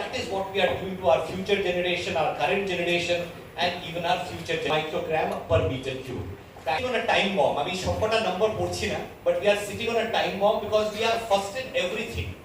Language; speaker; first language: English; non-native, local second language; Bangla